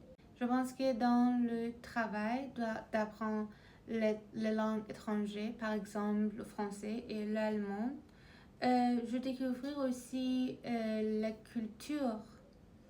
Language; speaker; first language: French; non-native, learner; Persian